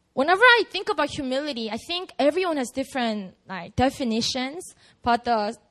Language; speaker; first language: English; non-native, fluent; Korean